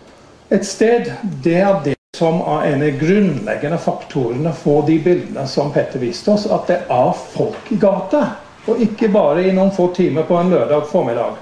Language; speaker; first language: Norwegian; non-native, fluent; English